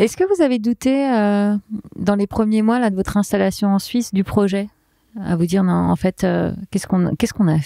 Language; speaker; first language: French; native; French